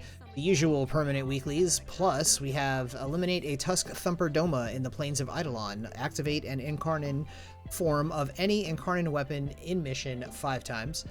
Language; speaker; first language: English; native; English